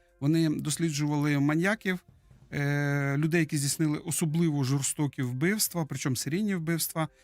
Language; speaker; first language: Ukrainian; native; Ukrainian